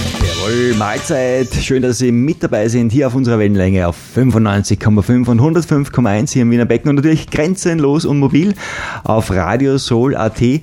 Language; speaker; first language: German; native; German